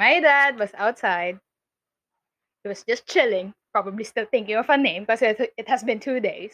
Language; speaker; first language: English; non-native, local second language; Filipino